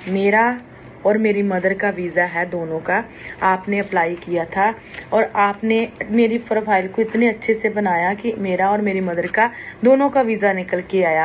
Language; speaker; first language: Hindi; native; Hindi